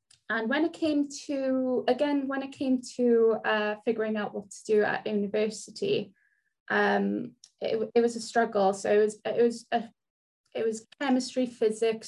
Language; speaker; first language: English; non-native, local second language; Welsh